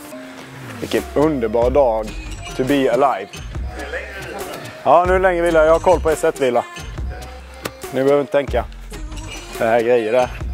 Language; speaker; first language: Swedish; native; Swedish